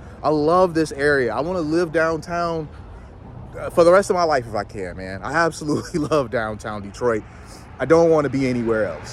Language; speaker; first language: English; native; English